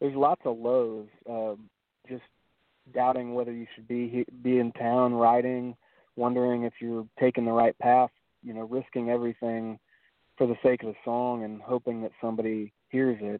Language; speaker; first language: English; native; English